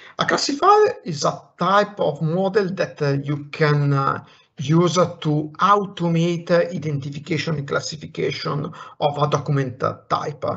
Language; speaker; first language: English; non-native, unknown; Italian